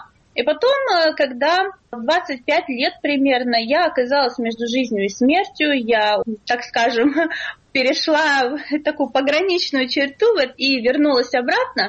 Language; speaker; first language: Russian; native; Russian